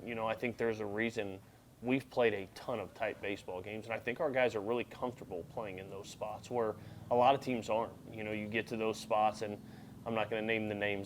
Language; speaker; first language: English; native; English